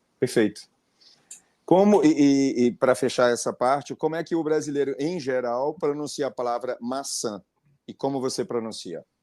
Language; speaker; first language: Portuguese; native; Portuguese